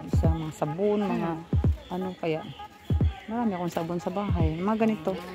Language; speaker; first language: Filipino; non-native, local second language; Cebuano